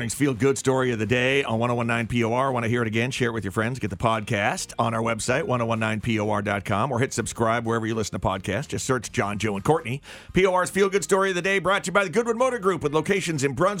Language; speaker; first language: English; native; English